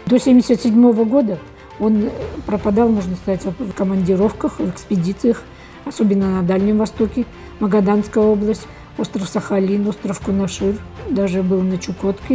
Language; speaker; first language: Russian; native; Russian